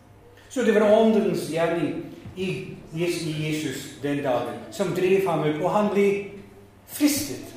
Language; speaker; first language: Norwegian; non-native, fluent; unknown